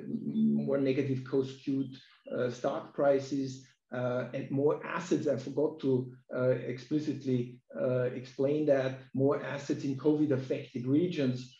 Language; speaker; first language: English; non-native, fluent; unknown